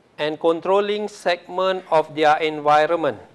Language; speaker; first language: English; non-native, local second language; Malay